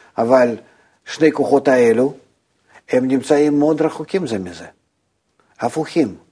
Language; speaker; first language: Hebrew; non-native, fluent; Russian